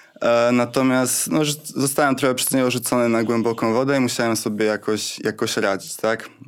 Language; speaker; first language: Polish; native; Polish